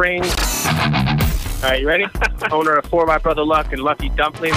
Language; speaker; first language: English; non-native, fluent; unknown